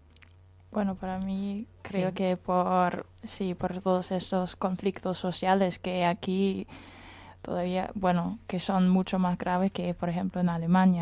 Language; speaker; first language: Spanish; non-native, fluent; German